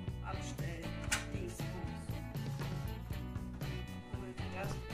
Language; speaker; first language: German; native; German